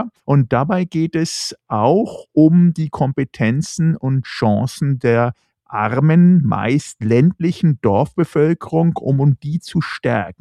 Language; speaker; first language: German; native; German